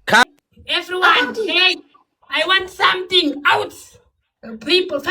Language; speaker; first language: English; non-native, learner; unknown